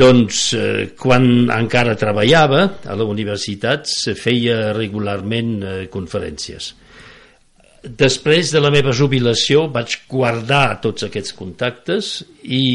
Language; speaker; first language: Catalan; non-native, fluent; French